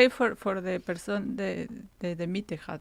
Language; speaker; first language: German; non-native, fluent; Spanish